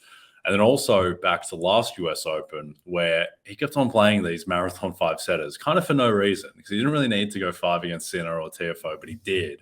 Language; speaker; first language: English; native; English